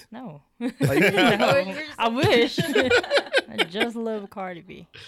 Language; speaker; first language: English; non-native, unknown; Korean